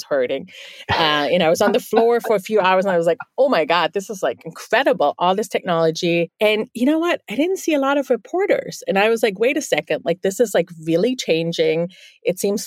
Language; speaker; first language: English; non-native, fluent; German